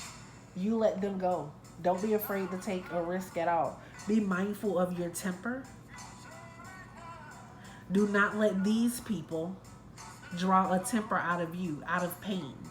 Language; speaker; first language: English; native; English